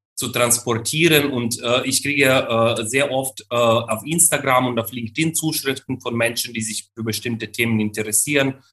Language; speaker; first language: German; non-native, fluent; Ukrainian